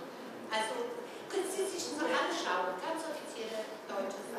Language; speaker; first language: German; non-native, fluent; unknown